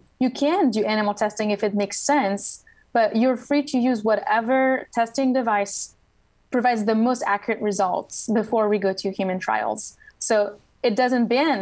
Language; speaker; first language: English; non-native, fluent; French